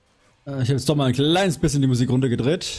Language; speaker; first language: German; native; German